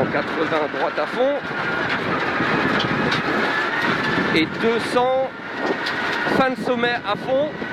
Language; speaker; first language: French; native; French